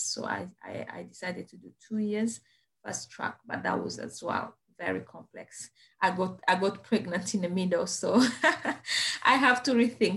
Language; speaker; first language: English; non-native, fluent; Kinyarwanda